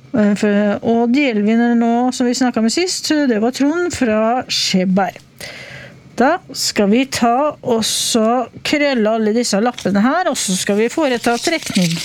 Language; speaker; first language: Norwegian; native; Norwegian